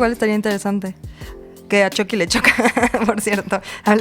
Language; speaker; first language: Spanish; native; Spanish